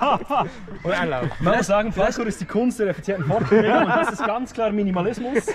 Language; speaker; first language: German; native; German